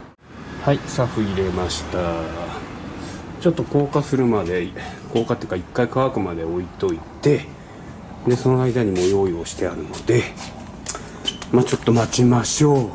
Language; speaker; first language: Japanese; native; Japanese